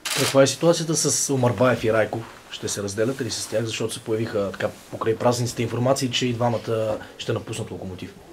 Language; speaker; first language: Bulgarian; native; Bulgarian